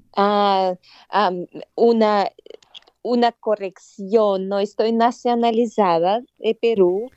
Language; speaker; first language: Spanish; non-native, fluent; Russian